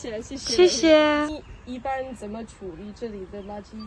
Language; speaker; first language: Chinese; non-native, learner; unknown